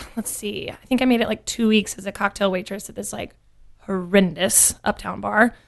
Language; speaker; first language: English; native; English